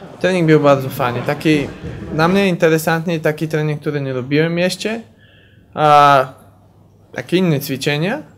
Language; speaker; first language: Polish; non-native, learner; Bulgarian